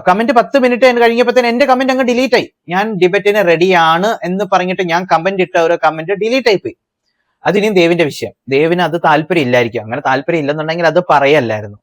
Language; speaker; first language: Malayalam; early bilingual, heritage; Malayalam